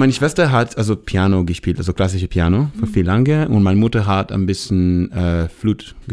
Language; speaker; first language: German; non-native, learner; Hebrew